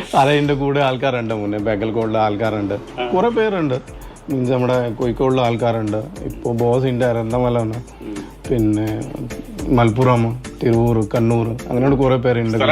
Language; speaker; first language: Malayalam; non-native, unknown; Punjabi